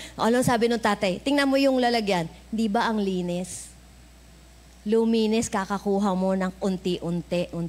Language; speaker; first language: Filipino; native; Filipino